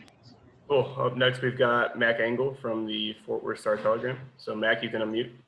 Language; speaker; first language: English; native; English